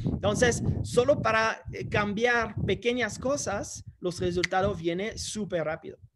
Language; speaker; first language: Spanish; non-native, fluent; English